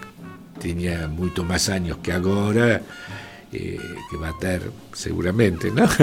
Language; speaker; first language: Portuguese; non-native, fluent; Spanish